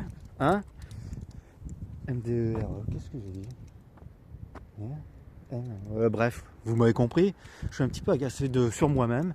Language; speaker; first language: French; native; French